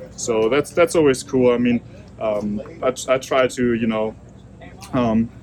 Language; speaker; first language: English; non-native, fluent; German